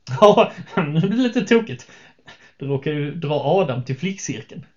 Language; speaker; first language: Swedish; native; Swedish